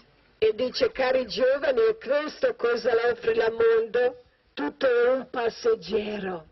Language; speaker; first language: Italian; non-native, learner; Croatian